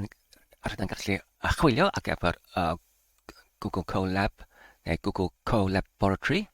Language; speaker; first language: Welsh; non-native, learner; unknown